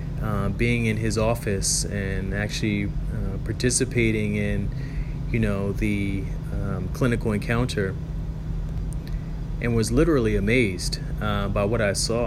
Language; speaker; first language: English; native; English